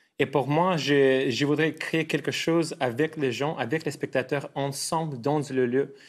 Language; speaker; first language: French; non-native, fluent; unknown